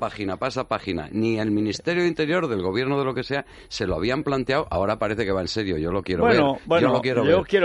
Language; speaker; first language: Spanish; native; Spanish